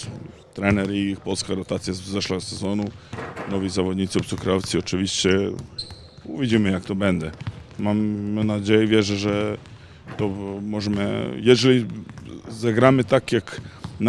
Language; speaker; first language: Polish; non-native, learner; Serbian